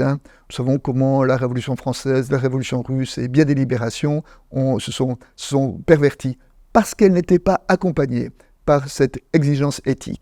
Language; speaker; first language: French; native; French